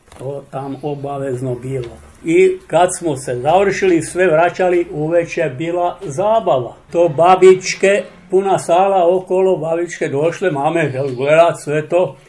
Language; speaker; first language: Serbian; non-native, local second language; Czech